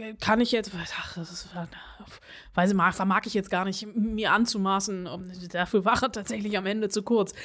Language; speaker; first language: German; native; German